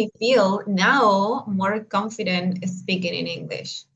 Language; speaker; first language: English; non-native, learner; Spanish